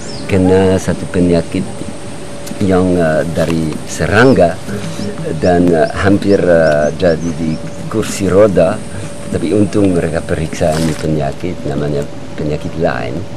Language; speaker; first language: Indonesian; non-native, learner; French